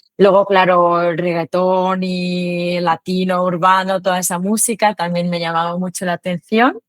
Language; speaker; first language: Spanish; non-native, fluent; Ukrainian